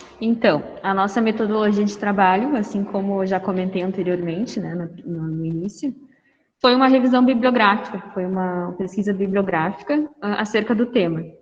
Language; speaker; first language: Portuguese; native; Portuguese